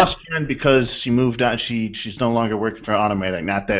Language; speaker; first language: English; native; English